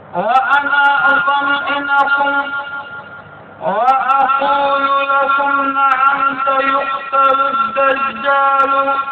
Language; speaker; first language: Arabic; native; Arabic